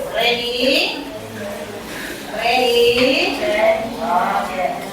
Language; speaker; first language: English; non-native, fluent; Indonesian